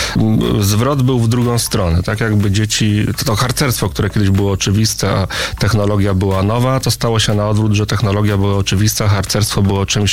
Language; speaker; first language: Polish; native; Polish